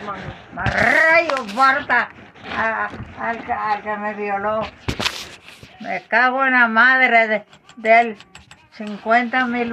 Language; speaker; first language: Spanish; native; Spanish